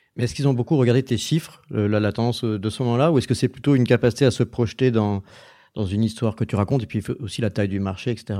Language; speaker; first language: French; native; French